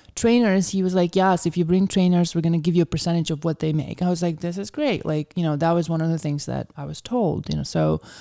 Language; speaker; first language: English; early bilingual, other home language; Ukrainian